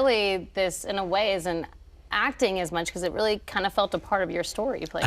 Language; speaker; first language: English; native; English